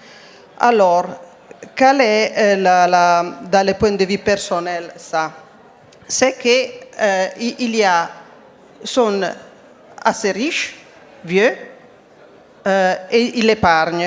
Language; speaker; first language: French; non-native, fluent; Italian